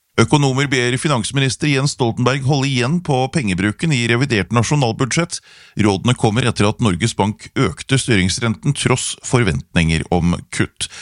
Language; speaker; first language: Norwegian; native; Norwegian